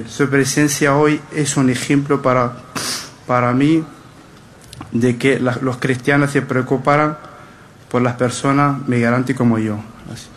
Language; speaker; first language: Spanish; non-native, fluent; Arabic